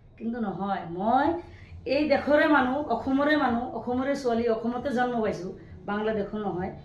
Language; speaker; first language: Assamese; non-native, local second language; Bangla